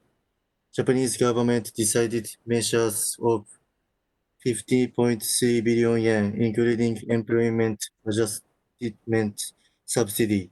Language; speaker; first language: English; non-native, learner; Japanese